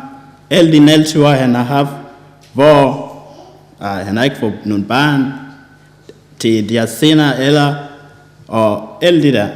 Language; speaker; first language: Danish; non-native, fluent; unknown